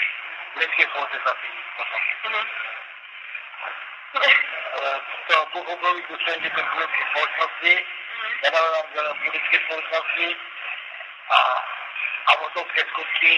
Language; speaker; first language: Czech; non-native, local second language; Romany